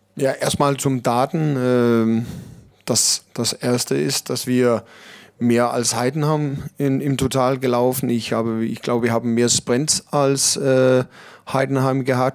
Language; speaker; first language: German; non-native, learner; Danish